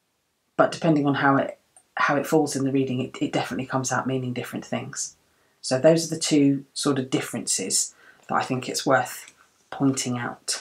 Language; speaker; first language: English; native; English